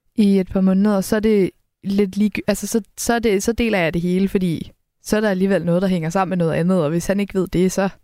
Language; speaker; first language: Danish; native; Danish